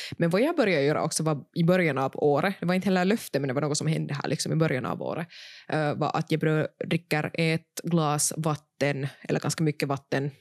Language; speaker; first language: Swedish; native; Swedish